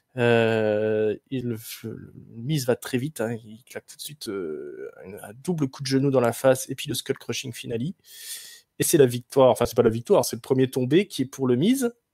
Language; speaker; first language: French; native; French